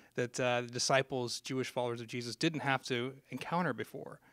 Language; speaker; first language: English; native; English